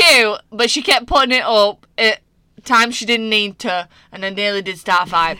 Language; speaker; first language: English; native; English